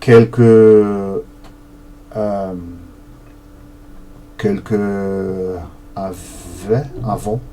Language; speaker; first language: French; non-native, learner; Portuguese